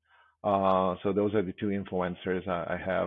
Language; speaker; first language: English; non-native, local second language; Filipino